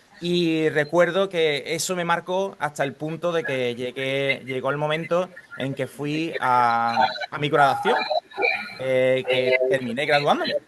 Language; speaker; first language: Spanish; native; Spanish